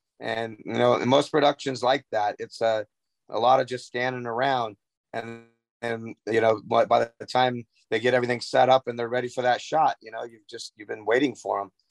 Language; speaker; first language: English; native; English